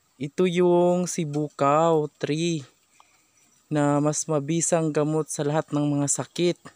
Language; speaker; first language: Filipino; native; Filipino